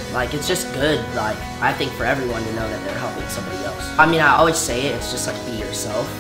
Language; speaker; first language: English; native; English